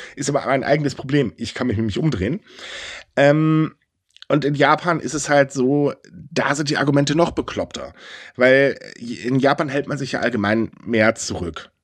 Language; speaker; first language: German; native; German